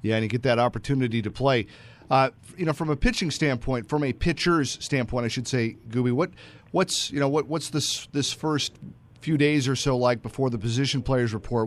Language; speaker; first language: English; native; English